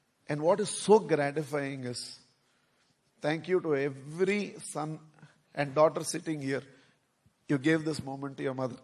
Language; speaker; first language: English; non-native, local second language; Tamil